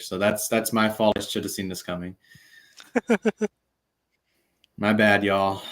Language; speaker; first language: English; native; English